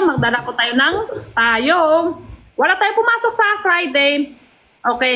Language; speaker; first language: Filipino; non-native, local second language; Cebuano